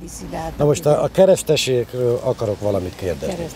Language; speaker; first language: Hungarian; early bilingual, other home language; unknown